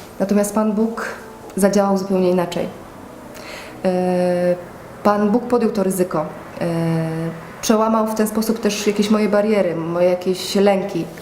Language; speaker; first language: Polish; native; Polish